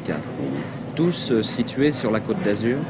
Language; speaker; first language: French; native; French